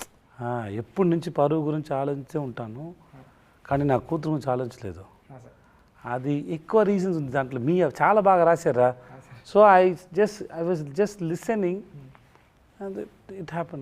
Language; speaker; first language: Telugu; non-native, learner; Tamil